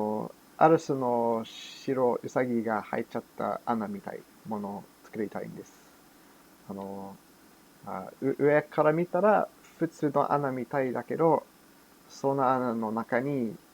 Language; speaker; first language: Japanese; non-native, fluent; English